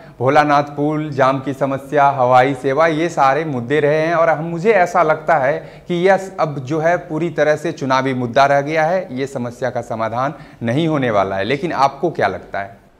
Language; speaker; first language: Hindi; native; Hindi